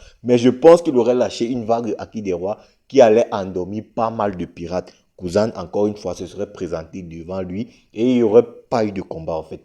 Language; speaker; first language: French; native; French